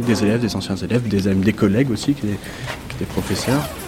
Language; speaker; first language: French; native; French